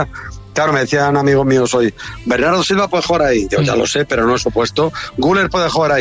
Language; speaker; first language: Spanish; native; Spanish